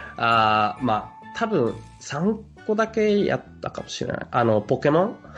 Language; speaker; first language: Japanese; non-native, fluent; Spanish